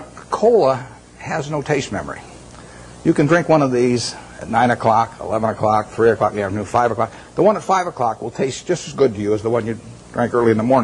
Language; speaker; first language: English; native; English